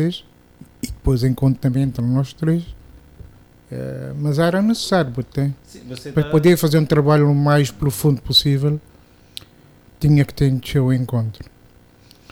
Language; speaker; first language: Portuguese; non-native, local second language; Kabuverdianu